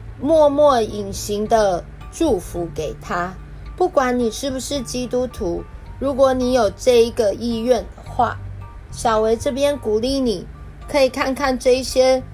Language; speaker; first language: Chinese; native; Chinese